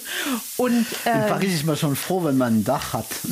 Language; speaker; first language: German; early bilingual, heritage; French